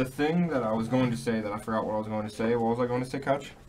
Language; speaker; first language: English; native; English